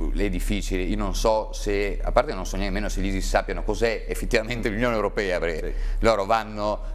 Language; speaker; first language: Italian; native; Italian